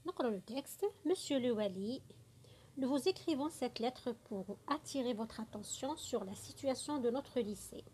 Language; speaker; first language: French; non-native, local second language; Arabic